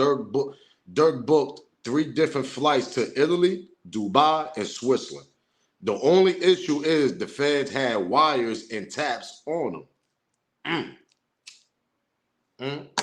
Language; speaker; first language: English; native; English